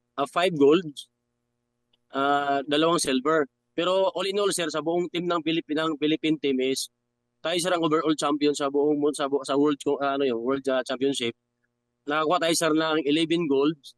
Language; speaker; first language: Filipino; non-native, local second language; Hiligaynon